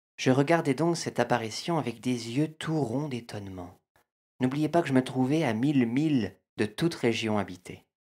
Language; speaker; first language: French; native; French